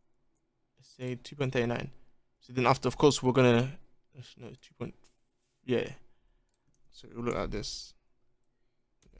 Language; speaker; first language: English; native; English